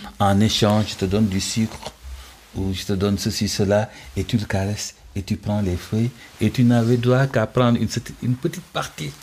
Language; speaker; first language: French; non-native, local second language; Wolof